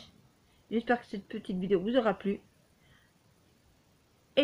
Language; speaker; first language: French; native; French